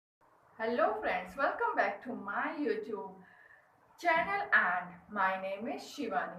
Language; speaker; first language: English; non-native, learner; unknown